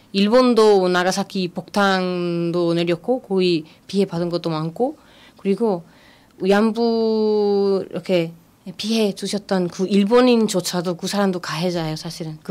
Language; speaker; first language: Korean; non-native, fluent; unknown